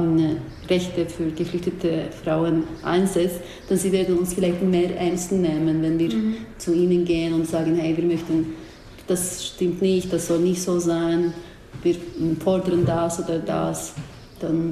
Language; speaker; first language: German; non-native, fluent; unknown